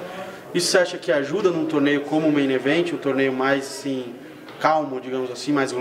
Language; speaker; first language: Portuguese; native; Portuguese